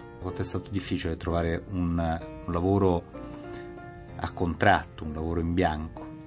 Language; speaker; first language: Italian; native; Italian